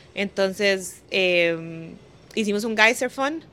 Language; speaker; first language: Spanish; native; Spanish